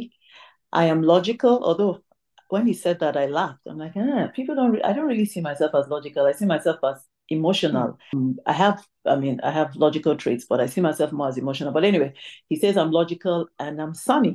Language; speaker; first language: English; non-native, local second language; Igbo